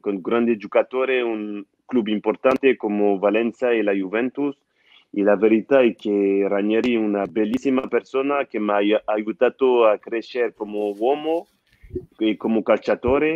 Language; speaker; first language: Italian; non-native, fluent; French